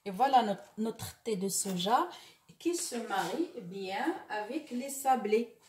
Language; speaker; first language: French; non-native, local second language; Arabic